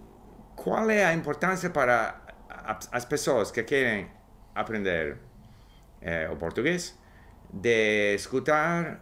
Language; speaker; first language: Portuguese; non-native, learner; English